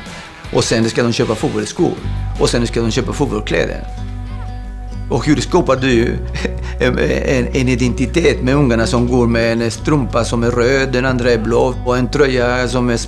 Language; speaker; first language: Swedish; non-native, fluent; Spanish